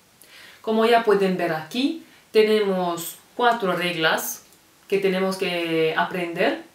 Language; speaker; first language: Spanish; non-native, fluent; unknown